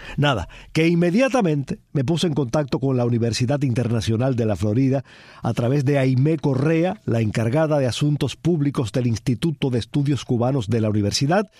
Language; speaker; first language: Spanish; early bilingual, heritage; Spanish